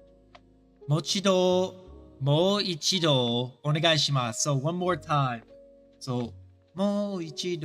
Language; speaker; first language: Japanese; non-native, learner; English